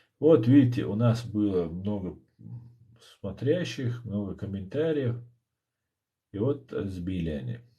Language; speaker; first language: Russian; non-native, local second language; Chechen